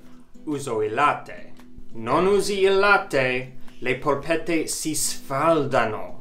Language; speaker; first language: Italian; non-native, learner; English